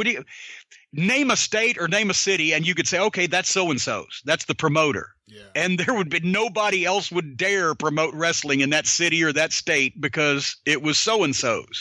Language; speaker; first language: English; native; English